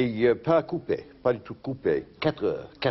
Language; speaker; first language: French; non-native, fluent; English